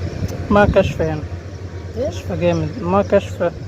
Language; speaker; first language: Arabic; native; Arabic